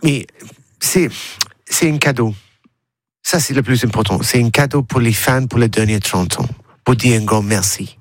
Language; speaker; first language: French; non-native, learner; English